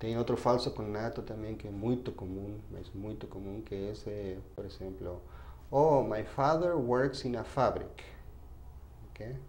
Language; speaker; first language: Portuguese; non-native, fluent; Spanish